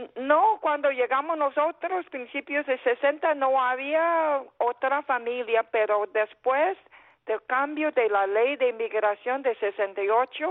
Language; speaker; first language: Spanish; non-native, fluent; Chinese